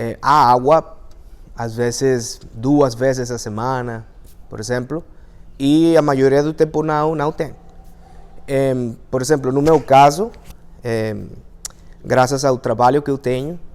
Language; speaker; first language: Portuguese; non-native, fluent; Spanish